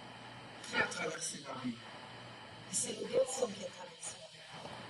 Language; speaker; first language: French; non-native, learner; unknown